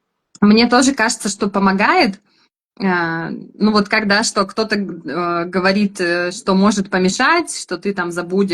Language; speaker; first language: Russian; native; Russian